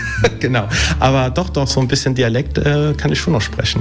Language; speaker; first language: German; early bilingual, other home language; Italian